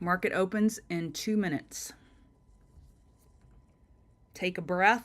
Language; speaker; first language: English; native; English